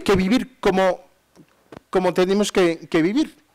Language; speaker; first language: Spanish; non-native, fluent; French